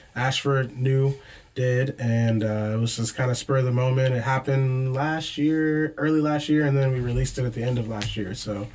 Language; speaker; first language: English; native; English